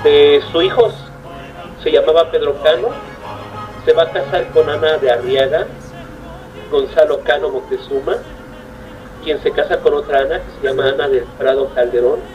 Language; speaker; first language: Spanish; native; Spanish